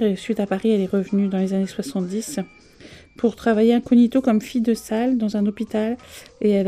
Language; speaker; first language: French; native; French